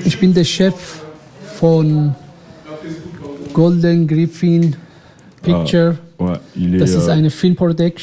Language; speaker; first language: German; non-native, fluent; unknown